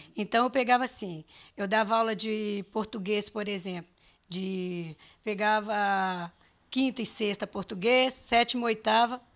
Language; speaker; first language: Portuguese; native; Portuguese